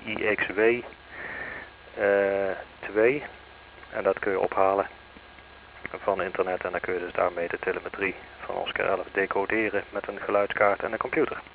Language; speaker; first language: Dutch; native; Dutch